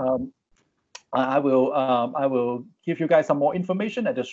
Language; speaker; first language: English; non-native, local second language; Cantonese